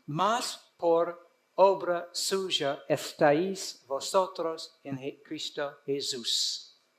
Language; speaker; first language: Spanish; non-native, fluent; English